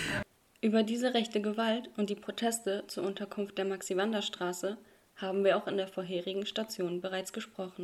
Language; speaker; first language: German; native; German